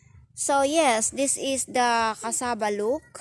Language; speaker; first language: English; non-native, learner; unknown